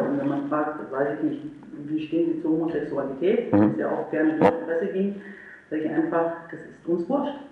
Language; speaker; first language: German; native; German